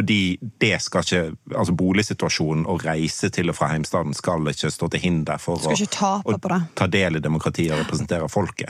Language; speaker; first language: Norwegian; native; Norwegian